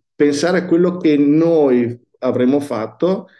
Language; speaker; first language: Italian; native; Italian